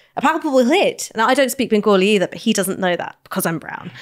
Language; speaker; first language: English; native; English